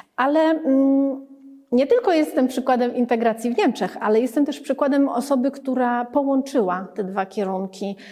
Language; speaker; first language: Polish; native; Polish